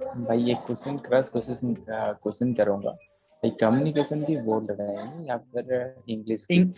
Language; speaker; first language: Hindi; non-native, local second language; Odia